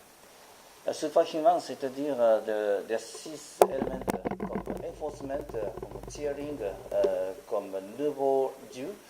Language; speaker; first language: French; non-native, learner; Japanese